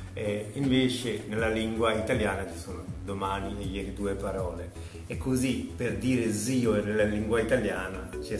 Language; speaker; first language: Italian; non-native, fluent; Urdu